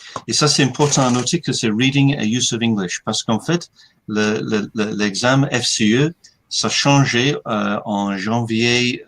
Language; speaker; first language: French; non-native, fluent; English